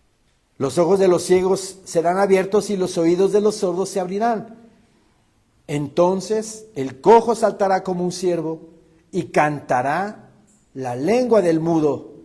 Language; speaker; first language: Spanish; native; Spanish